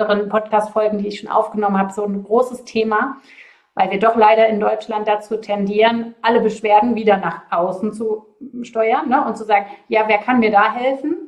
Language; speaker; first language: German; native; German